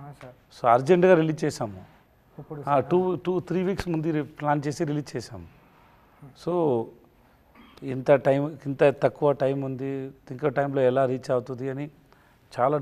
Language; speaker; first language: Telugu; non-native, learner; Tamil